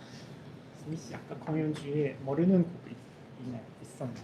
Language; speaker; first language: Korean; non-native, learner; Japanese